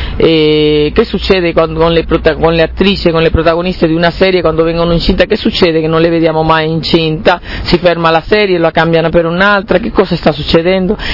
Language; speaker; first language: Italian; non-native, fluent; Spanish